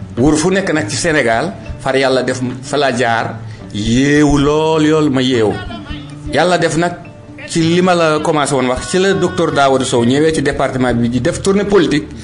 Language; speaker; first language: Wolof; non-native, local second language; Fula